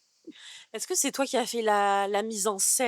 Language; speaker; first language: French; native; French